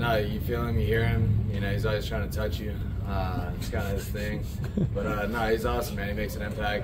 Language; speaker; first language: English; native; English